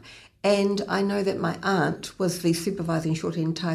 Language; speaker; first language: English; native; English